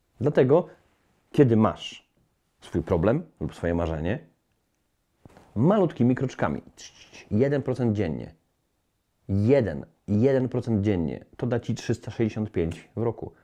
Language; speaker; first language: Polish; native; Polish